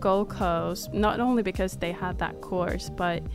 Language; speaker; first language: English; non-native, fluent; Swedish